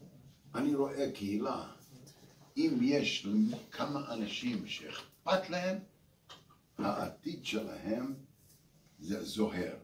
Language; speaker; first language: Hebrew; non-native, fluent; English